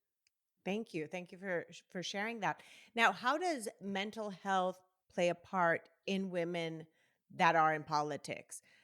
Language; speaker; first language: English; native; English